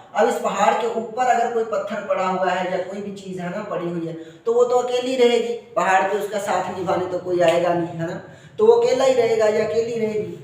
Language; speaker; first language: Hindi; non-native, local second language; Punjabi